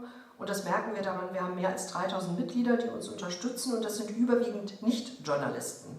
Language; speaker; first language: German; native; German